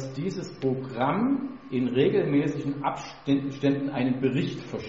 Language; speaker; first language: German; native; German